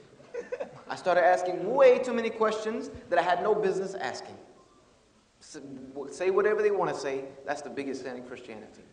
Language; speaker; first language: English; native; English